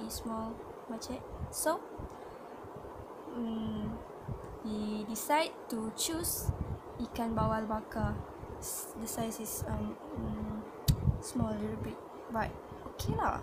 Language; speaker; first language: English; non-native, learner; Malay